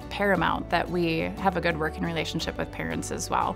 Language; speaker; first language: English; native; English